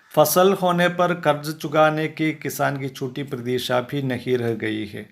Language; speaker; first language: Hindi; non-native, local second language; Malayalam